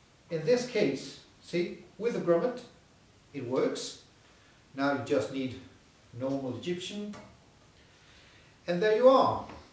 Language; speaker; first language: English; non-native, fluent; Spanish